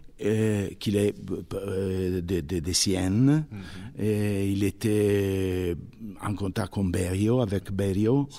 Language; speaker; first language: French; non-native, fluent; Italian